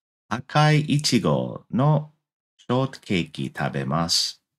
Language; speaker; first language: Japanese; non-native, learner; English